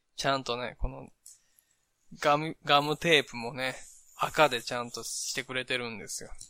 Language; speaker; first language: Japanese; native; Japanese